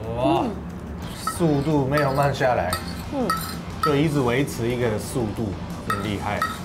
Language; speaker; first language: Chinese; non-native, fluent; Japanese